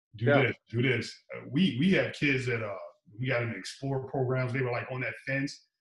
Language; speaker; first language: English; native; English